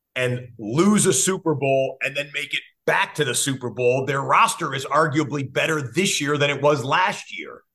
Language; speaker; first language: English; native; English